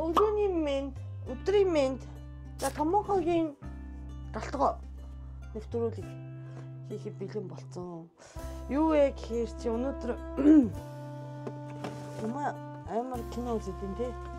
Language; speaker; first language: Mongolian; non-native, fluent; Japanese